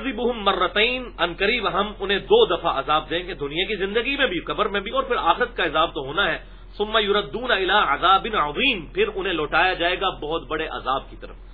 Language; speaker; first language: Urdu; non-native, local second language; Punjabi